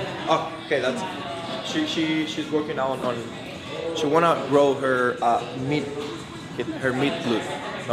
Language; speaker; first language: English; non-native, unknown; Spanish